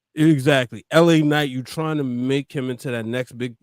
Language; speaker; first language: English; native; English